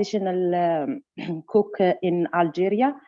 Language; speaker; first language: English; non-native, learner; Arabic